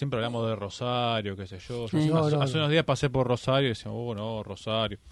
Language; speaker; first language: Spanish; native; Spanish